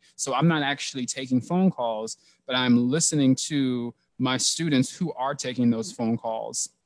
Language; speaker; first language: English; native; English